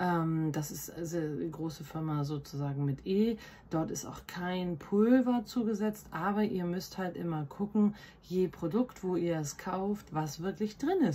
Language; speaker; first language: German; native; German